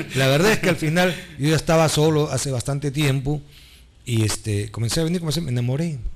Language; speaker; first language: Spanish; native; Spanish